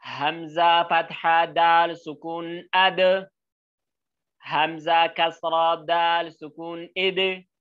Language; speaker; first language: Arabic; non-native, learner; Oromo